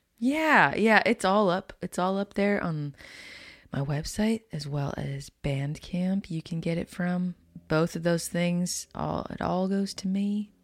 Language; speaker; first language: English; native; English